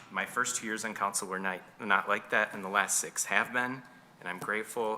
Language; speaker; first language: English; native; English